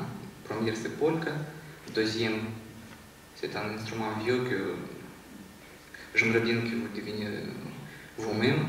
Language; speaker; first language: French; non-native, learner; Russian